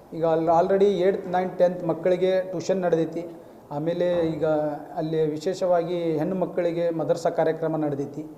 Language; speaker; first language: Kannada; non-native, local second language; Urdu